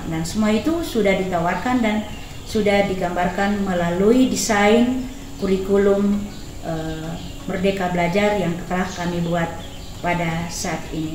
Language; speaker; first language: Indonesian; native; Indonesian